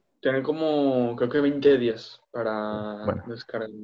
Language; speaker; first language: Spanish; native; Spanish